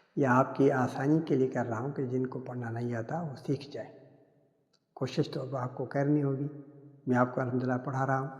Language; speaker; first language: Urdu; non-native, local second language; Sindhi